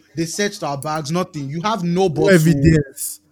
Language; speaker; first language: English; non-native, local second language; Yoruba